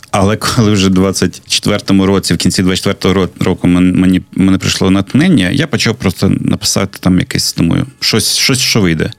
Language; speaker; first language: Ukrainian; non-native, local second language; Russian